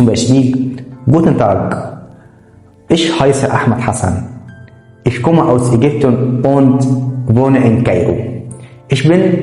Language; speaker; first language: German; non-native, fluent; Arabic